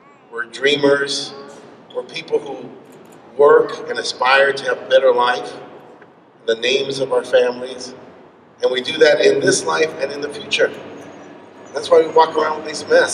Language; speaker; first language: English; early bilingual, other home language; Spanish